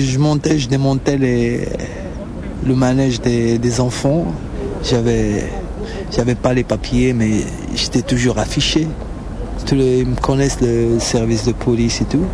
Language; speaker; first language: French; non-native, local second language; Arabic